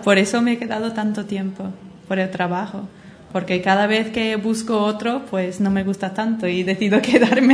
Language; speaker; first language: Spanish; non-native, fluent; English